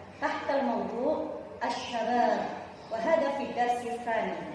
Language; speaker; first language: Arabic; non-native, fluent; Indonesian